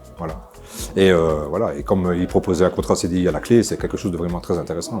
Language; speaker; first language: French; native; French